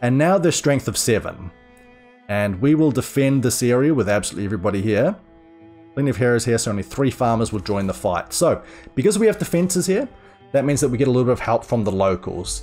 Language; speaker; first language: English; native; English